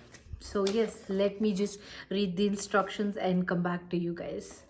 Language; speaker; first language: English; non-native, local second language; Hindi